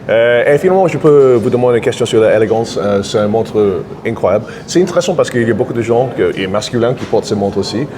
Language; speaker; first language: French; non-native, fluent; English